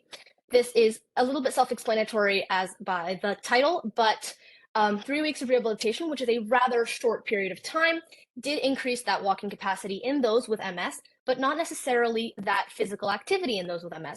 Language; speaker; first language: English; native; English